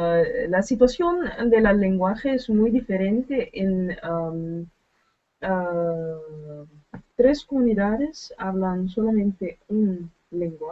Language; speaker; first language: Spanish; non-native, learner; Dutch